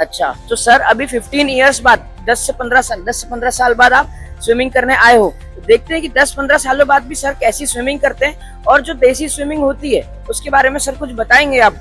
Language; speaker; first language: Hindi; native; Hindi